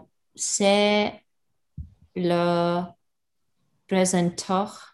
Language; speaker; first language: French; non-native, learner; Russian